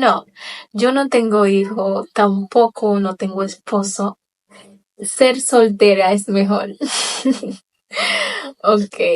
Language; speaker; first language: Spanish; non-native, local second language; Haitian Creole